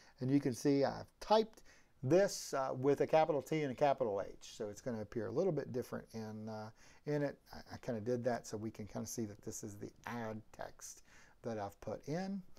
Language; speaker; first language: English; native; English